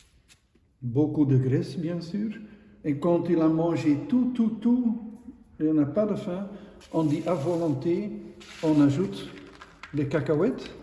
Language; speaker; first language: French; non-native, local second language; Dutch